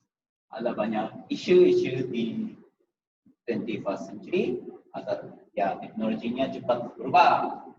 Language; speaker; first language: Indonesian; non-native, fluent; Japanese